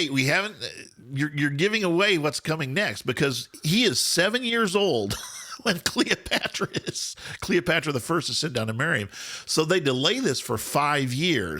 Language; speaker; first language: English; native; English